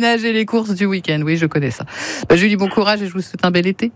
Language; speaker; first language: French; native; French